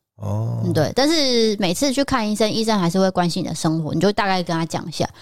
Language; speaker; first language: Chinese; native; Chinese